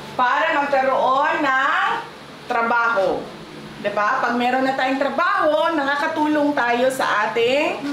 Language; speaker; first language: Filipino; non-native, local second language; Cebuano